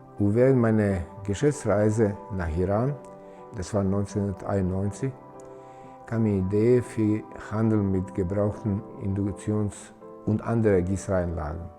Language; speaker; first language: German; non-native, fluent; Serbian